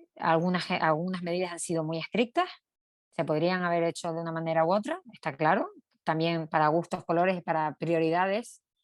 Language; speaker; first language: Spanish; native; Spanish